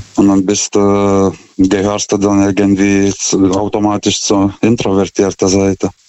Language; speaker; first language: German; non-native, fluent; Lithuanian